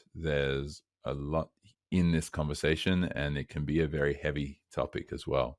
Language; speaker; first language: English; native; English